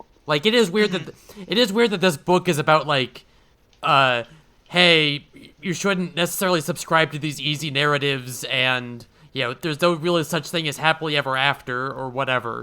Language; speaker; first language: English; native; English